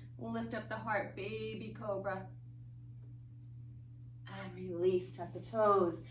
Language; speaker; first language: English; native; English